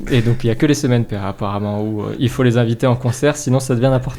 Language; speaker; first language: French; native; French